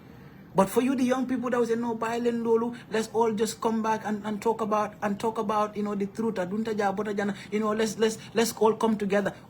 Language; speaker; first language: English; non-native, local second language; Wolof